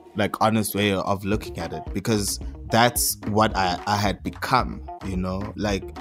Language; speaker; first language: English; non-native, local second language; Zulu